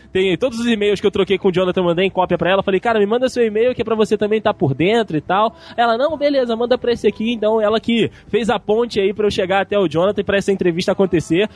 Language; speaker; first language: Portuguese; native; Portuguese